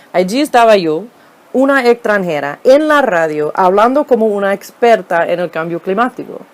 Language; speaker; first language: Spanish; non-native, fluent; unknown